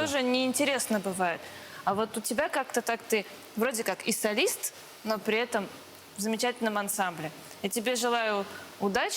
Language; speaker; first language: Russian; native; Russian